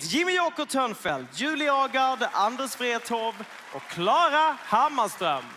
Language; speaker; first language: Swedish; native; Swedish